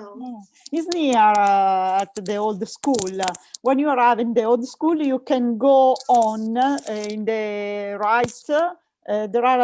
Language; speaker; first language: English; non-native, learner; Italian